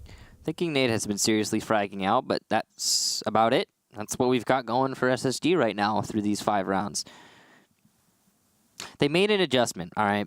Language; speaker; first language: English; native; English